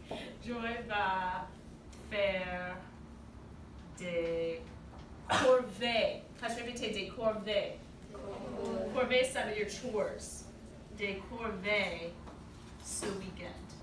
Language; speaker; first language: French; non-native, fluent; English